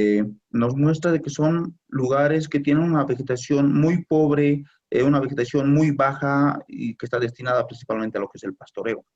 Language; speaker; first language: Spanish; native; Spanish